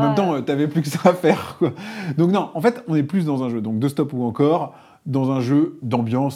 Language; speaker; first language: French; native; French